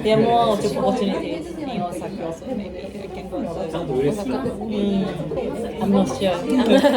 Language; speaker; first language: English; non-native, learner; Japanese